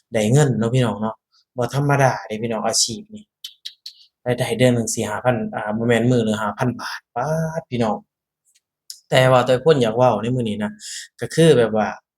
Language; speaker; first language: Thai; native; Thai